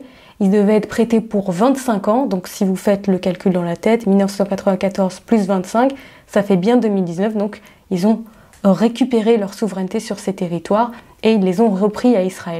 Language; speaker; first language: French; native; French